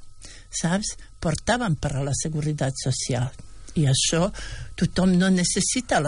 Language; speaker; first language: Catalan; non-native, fluent; Bosnian